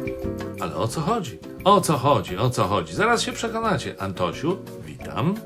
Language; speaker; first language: Polish; native; Polish